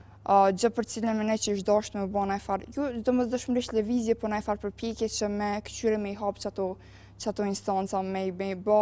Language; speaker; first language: Albanian; native; Albanian